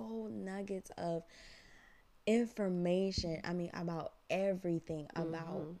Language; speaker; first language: English; native; English